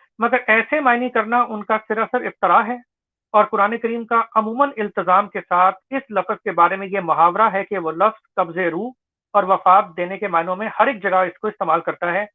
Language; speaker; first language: Urdu; native; Urdu